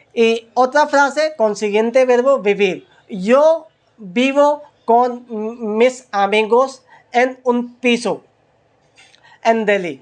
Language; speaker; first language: Spanish; non-native, learner; Hindi